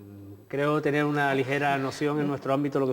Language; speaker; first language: Spanish; native; Spanish